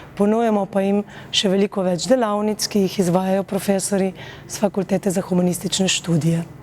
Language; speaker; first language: Slovenian; native; Slovenian